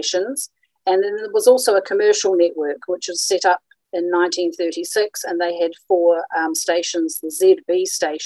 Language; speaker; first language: English; native; English